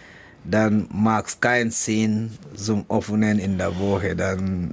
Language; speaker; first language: German; non-native, learner; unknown